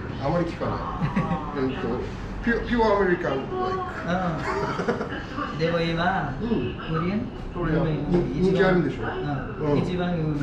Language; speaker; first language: Japanese; non-native, learner; Nepali